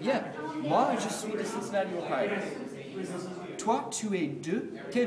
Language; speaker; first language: French; non-native, fluent; English